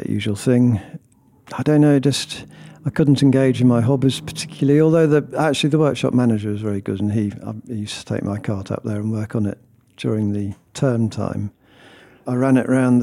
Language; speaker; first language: English; native; English